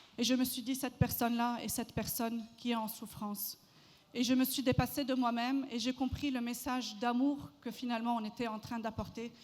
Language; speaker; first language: French; non-native, local second language; Arabic